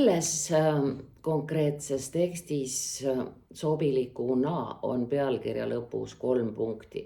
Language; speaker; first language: Estonian; native; Estonian